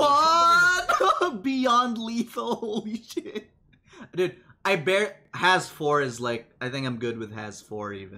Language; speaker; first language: English; native; English